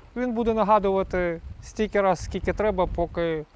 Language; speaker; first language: Ukrainian; native; Ukrainian